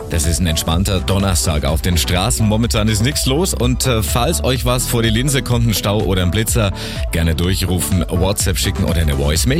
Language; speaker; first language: German; native; German